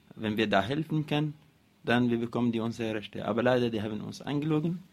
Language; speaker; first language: German; non-native, learner; Arabic